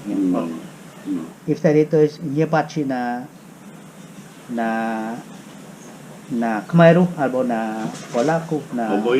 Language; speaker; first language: Polish; non-native, fluent; Khmer